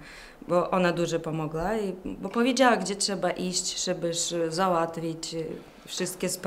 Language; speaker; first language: Polish; non-native, learner; Russian